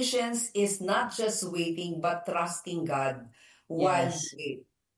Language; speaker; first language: English; non-native, local second language; Filipino